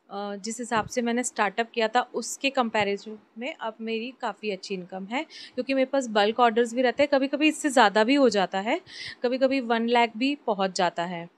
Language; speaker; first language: Hindi; native; Hindi